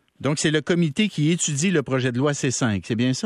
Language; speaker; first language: French; native; French